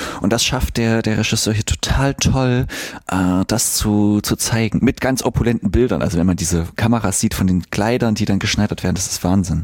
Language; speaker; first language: German; native; German